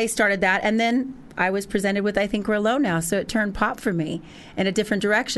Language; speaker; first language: English; native; English